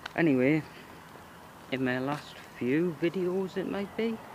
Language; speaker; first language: English; native; English